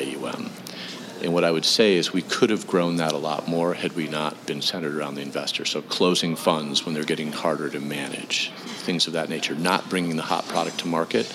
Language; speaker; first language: English; native; English